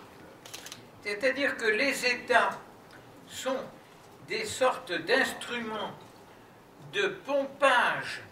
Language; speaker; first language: French; native; French